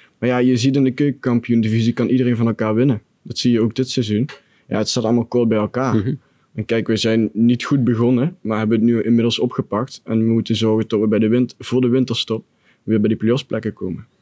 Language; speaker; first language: Dutch; native; Dutch